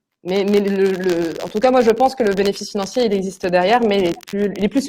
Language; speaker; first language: French; native; French